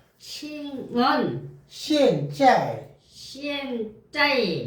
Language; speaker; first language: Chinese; non-native, learner; Korean